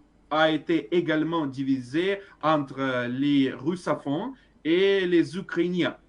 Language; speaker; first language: French; non-native, fluent; Russian